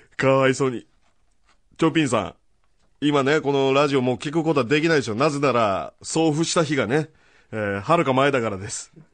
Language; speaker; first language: Japanese; native; Japanese